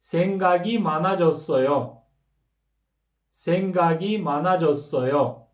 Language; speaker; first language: Korean; non-native, fluent; Kyrgyz